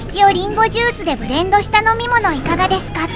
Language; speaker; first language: Japanese; native; Japanese